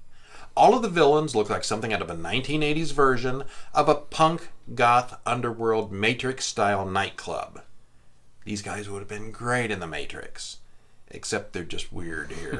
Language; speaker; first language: English; native; English